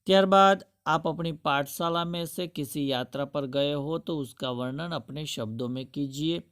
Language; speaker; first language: Hindi; non-native, local second language; Gujarati